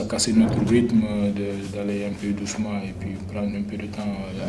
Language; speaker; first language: French; non-native, fluent; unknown